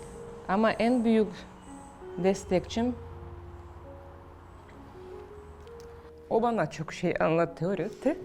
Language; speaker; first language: Turkish; non-native, fluent; Russian